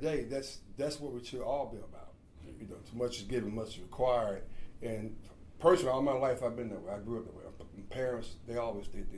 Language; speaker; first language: English; native; English